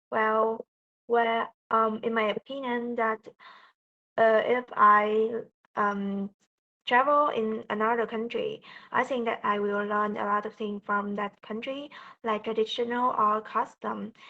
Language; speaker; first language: English; non-native, learner; Vietnamese